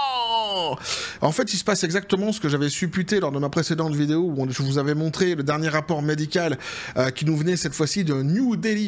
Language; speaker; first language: French; native; French